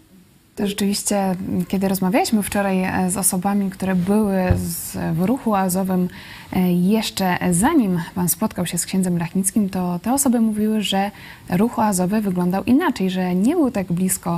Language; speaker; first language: Polish; native; Polish